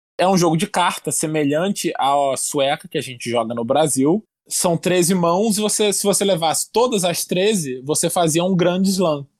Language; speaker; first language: Portuguese; native; Portuguese